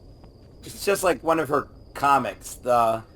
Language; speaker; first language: English; native; English